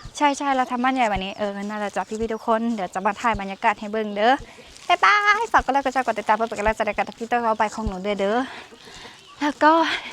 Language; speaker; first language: Thai; non-native, local second language; Lao